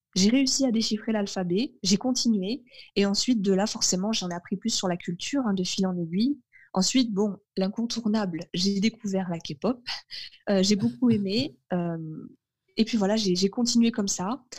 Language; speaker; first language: French; native; French